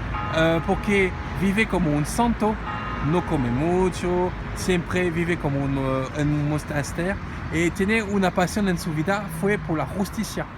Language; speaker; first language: Spanish; non-native, learner; French